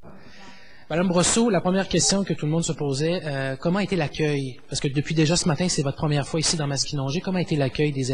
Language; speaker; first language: French; native; French